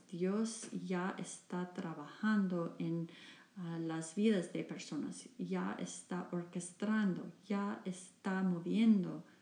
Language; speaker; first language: Spanish; non-native, learner; English